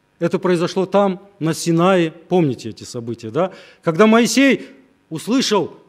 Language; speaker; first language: Russian; native; Russian